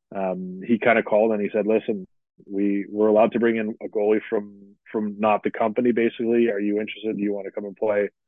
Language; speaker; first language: English; native; English